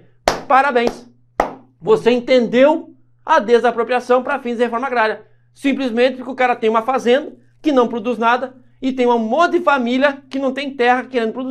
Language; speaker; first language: Portuguese; native; Portuguese